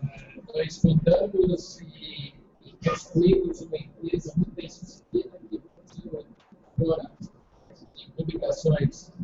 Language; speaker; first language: Portuguese; non-native, fluent; English